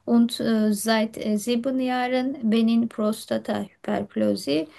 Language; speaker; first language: German; non-native, learner; Turkish